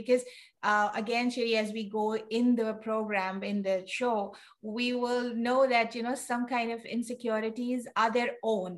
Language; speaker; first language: English; non-native, local second language; Urdu